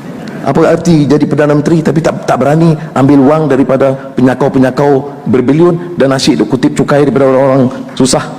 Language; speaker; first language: Malay; native; Malay